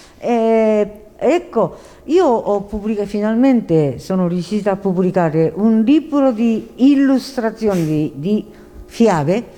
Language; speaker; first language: Italian; non-native, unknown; Japanese